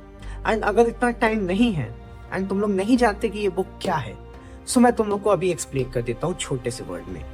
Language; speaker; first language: Hindi; native; Hindi